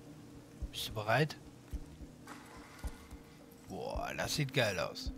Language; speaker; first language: German; native; German